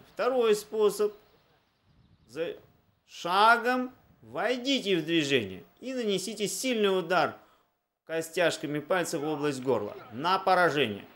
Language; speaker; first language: Russian; native; Russian